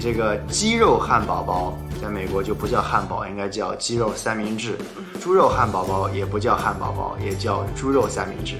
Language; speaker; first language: Chinese; native; Chinese